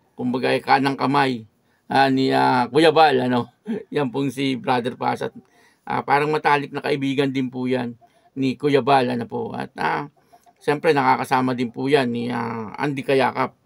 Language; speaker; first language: Filipino; native; Filipino